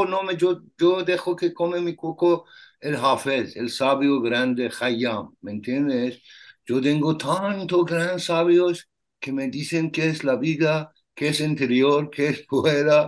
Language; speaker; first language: Spanish; non-native, learner; Persian